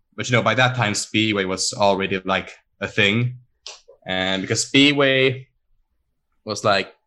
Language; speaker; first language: English; non-native, fluent; Swedish